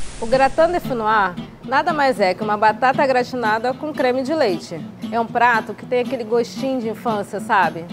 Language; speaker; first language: Portuguese; native; Portuguese